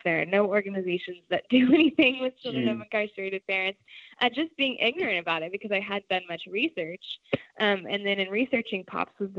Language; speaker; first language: English; native; English